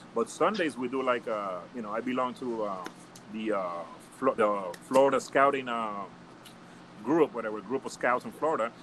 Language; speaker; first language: English; early bilingual, other home language; Spanish